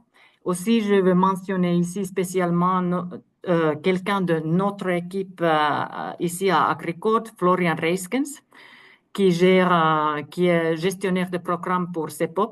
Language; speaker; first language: French; non-native, fluent; Finnish